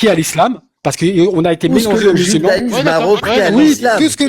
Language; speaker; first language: French; native; French